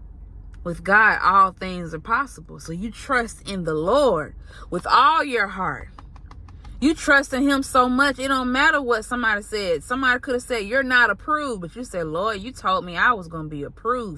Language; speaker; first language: English; native; English